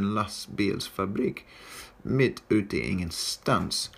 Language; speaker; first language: Swedish; non-native, fluent; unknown